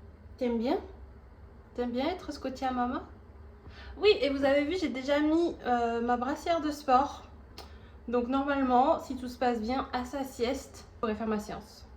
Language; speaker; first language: French; native; French